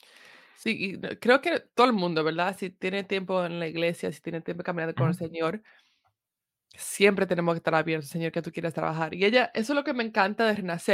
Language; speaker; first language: Spanish; early bilingual, heritage; Spanish